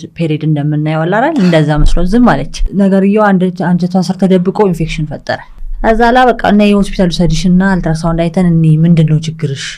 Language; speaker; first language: Amharic; early bilingual, other home language; English